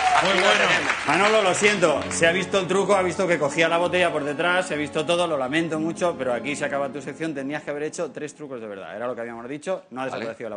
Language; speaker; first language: Spanish; native; Spanish